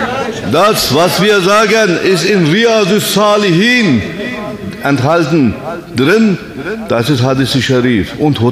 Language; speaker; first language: German; non-native, fluent; Turkish